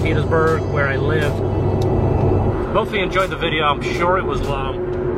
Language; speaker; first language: English; native; English